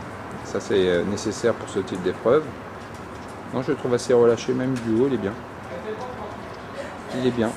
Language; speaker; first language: French; native; French